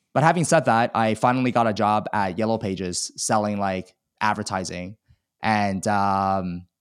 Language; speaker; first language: English; early bilingual, other home language; Chinese